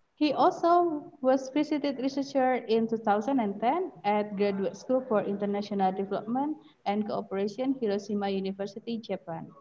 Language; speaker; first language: English; non-native, fluent; Indonesian